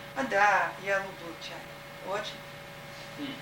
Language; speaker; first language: Russian; non-native, fluent; English